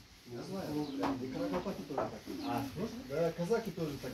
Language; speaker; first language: Russian; non-native, learner; Kyrgyz